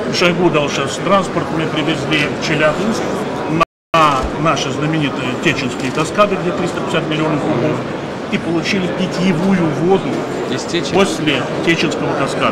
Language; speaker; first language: Russian; native; Russian